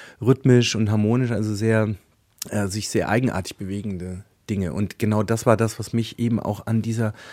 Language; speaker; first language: German; native; German